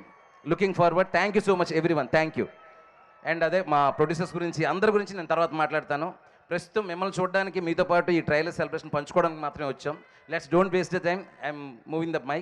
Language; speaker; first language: Telugu; native; Telugu